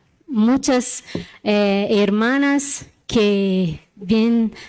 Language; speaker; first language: Spanish; non-native, learner; Portuguese